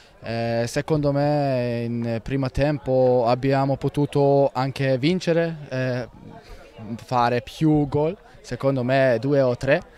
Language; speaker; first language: Italian; non-native, learner; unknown